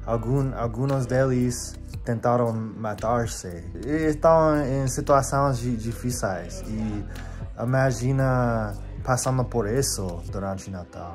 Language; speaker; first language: Portuguese; non-native, fluent; English